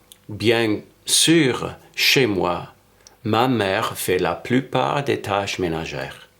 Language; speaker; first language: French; non-native, fluent; English